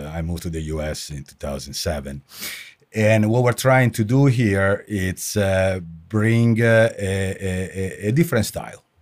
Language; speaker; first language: English; non-native, fluent; Italian